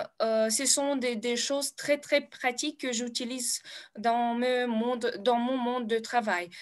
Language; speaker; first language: French; non-native, fluent; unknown